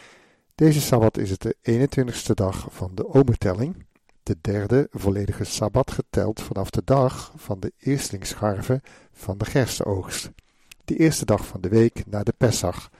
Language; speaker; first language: Dutch; native; Dutch